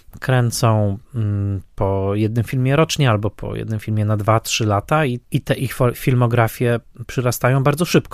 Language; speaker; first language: Polish; native; Polish